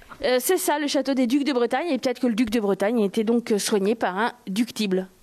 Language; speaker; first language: French; native; French